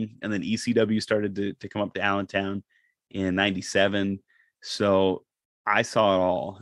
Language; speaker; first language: English; native; English